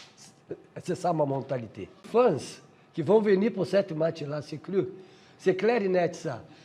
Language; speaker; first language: French; non-native, fluent; Portuguese